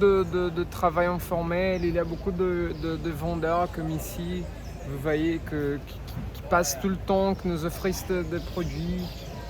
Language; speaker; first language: French; non-native, fluent; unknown